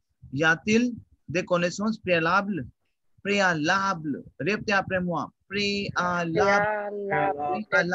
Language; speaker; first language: French; non-native, fluent; Hindi